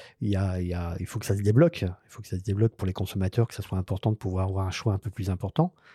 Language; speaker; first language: French; native; French